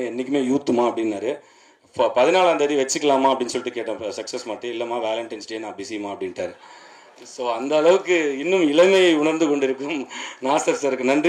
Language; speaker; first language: Tamil; native; Tamil